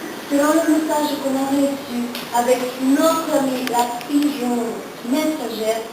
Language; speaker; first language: French; non-native, learner; Spanish